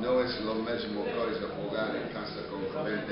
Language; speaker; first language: Spanish; non-native, fluent; English